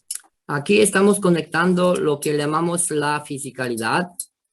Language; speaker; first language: Spanish; non-native, fluent; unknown